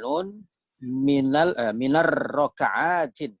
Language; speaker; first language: Arabic; non-native, learner; Indonesian